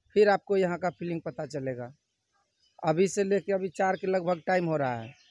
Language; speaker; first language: Hindi; native; Hindi